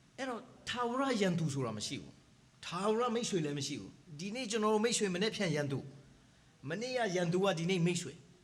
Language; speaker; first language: Burmese; non-native, local second language; Hakha Chin